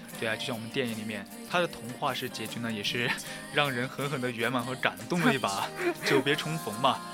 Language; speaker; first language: Chinese; native; Chinese